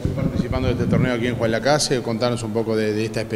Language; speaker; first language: Spanish; native; Spanish